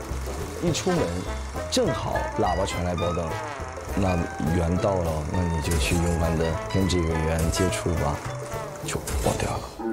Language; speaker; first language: Chinese; native; Chinese